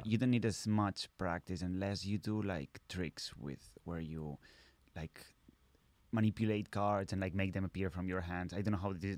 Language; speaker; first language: English; non-native, fluent; Catalan